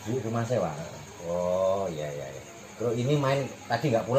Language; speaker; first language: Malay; non-native, local second language; Javanese